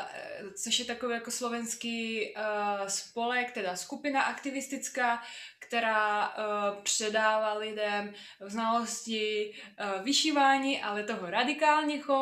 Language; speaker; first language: Czech; non-native, fluent; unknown